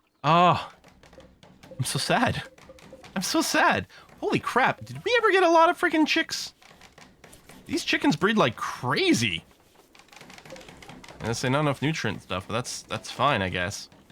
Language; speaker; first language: English; native; English